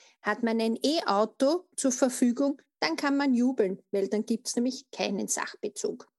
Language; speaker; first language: German; native; German